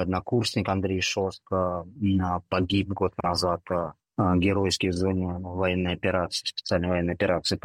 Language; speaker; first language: Russian; native; Russian